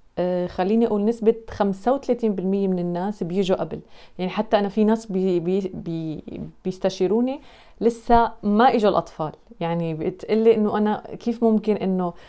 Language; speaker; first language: Arabic; native; Arabic